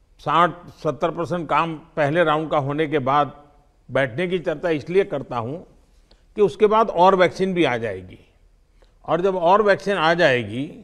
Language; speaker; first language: Hindi; non-native, local second language; Gujarati